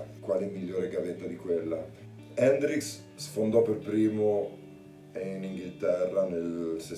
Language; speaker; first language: Italian; native; Italian